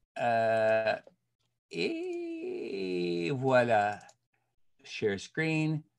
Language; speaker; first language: French; native; French